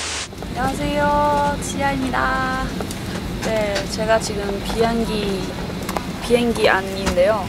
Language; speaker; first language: Korean; non-native, fluent; Chinese